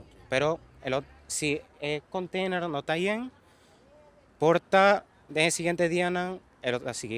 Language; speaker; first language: Portuguese; non-native, learner; Papiamento